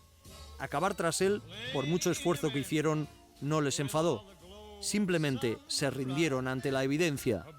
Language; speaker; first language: Spanish; native; Spanish